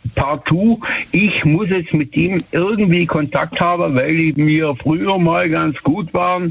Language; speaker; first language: German; native; German